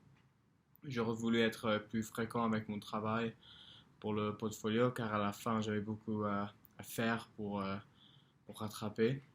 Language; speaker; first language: French; non-native, fluent; English